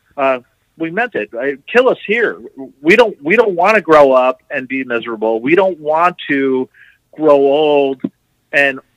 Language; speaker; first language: English; native; English